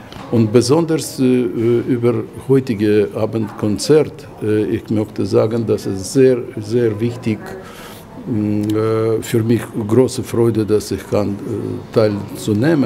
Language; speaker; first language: German; non-native, learner; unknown